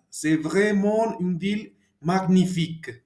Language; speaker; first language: French; non-native, learner; Spanish